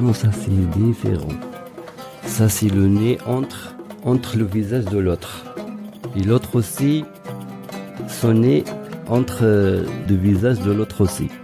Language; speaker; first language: French; non-native, local second language; Arabic